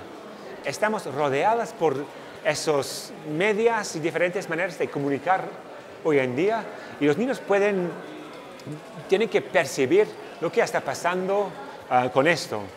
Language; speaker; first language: Spanish; non-native, fluent; English